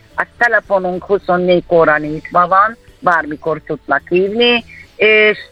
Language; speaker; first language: Hungarian; non-native, fluent; Turkish